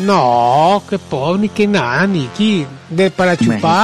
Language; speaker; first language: Spanish; native; Spanish